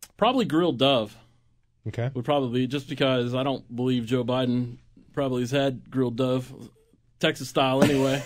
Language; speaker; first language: English; native; English